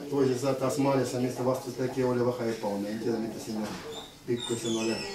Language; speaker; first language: Finnish; non-native, learner; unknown